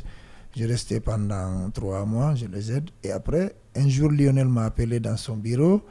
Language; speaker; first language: French; non-native, learner; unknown